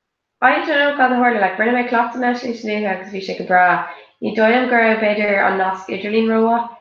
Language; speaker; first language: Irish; non-native, local second language; English